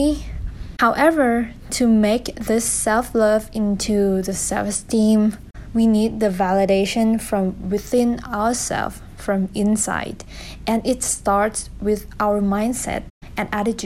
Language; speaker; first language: English; non-native, fluent; Thai